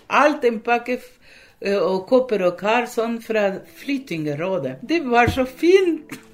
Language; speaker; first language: Norwegian; non-native, fluent; Spanish